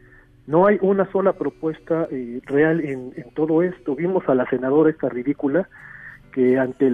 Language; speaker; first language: Spanish; native; Spanish